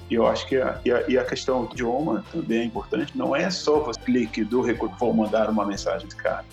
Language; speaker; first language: Portuguese; native; Portuguese